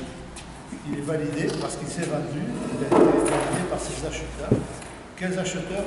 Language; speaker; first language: French; native; French